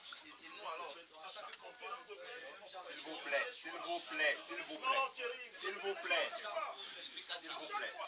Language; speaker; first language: French; native; French